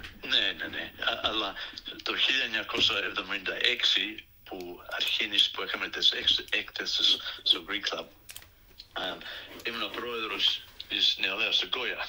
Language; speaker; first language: Greek; early bilingual, other home language; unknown